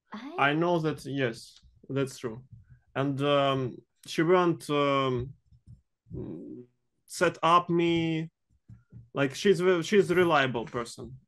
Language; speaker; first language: English; non-native, fluent; Russian